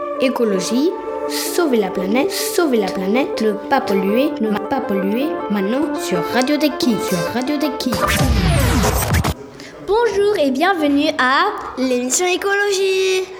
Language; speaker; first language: French; native; French